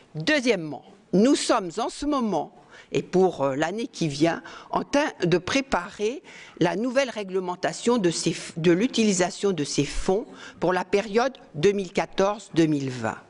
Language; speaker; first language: French; native; French